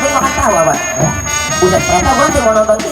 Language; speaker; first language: Indonesian; native; Indonesian